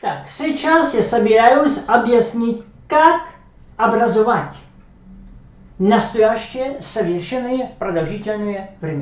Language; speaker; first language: Russian; non-native, fluent; Slovak